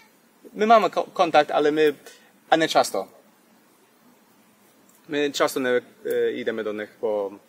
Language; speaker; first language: Polish; early bilingual, heritage; Polish